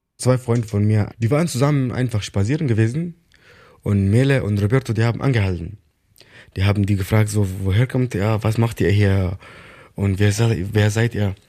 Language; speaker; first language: German; non-native, learner; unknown